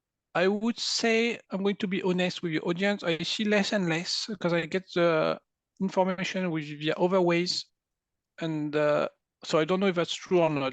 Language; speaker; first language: English; non-native, fluent; French